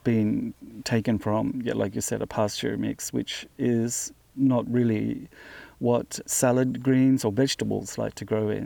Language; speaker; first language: English; native; English